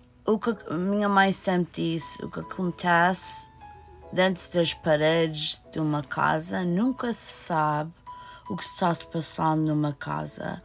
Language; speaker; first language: Portuguese; early bilingual, heritage; Portuguese